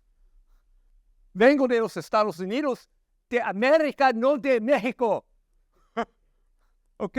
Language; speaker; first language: Spanish; non-native, learner; English